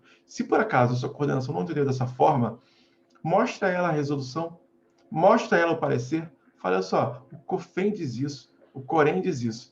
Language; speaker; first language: Portuguese; native; Portuguese